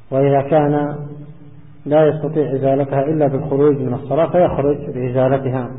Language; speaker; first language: Arabic; native; Arabic